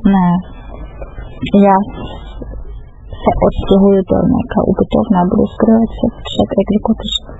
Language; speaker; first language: Czech; non-native, fluent; Russian